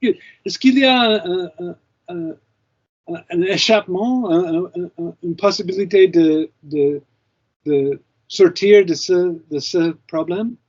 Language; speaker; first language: French; non-native, fluent; English